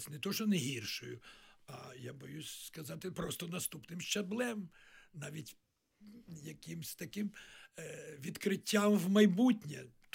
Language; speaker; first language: Ukrainian; native; Ukrainian